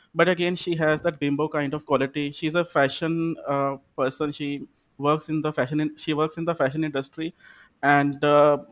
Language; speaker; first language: English; non-native, local second language; Punjabi